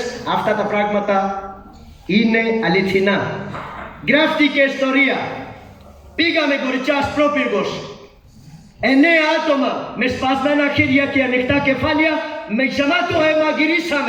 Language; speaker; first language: Greek; non-native, fluent; Urdu